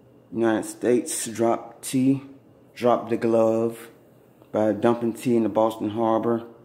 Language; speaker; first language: English; native; English